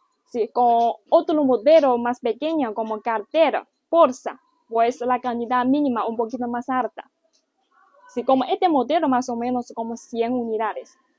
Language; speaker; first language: Spanish; non-native, learner; Chinese